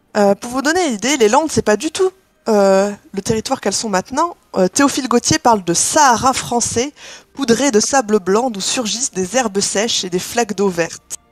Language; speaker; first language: French; native; French